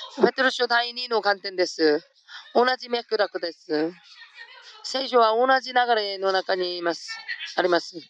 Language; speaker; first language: Japanese; non-native, fluent; Korean